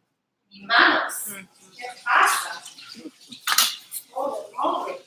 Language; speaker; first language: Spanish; non-native, learner; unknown